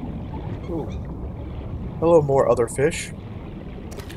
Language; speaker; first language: English; native; English